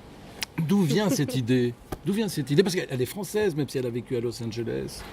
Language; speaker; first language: French; native; French